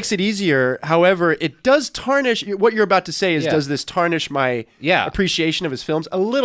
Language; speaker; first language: English; native; English